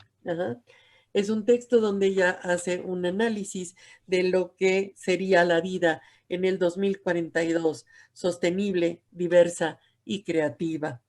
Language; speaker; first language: Spanish; native; Spanish